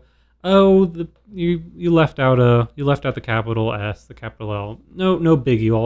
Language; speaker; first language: English; native; English